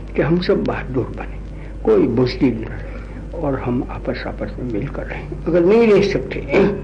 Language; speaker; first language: Hindi; non-native, local second language; Gujarati